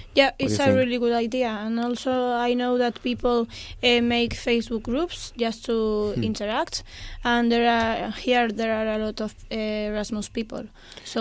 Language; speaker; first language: English; non-native, learner; Spanish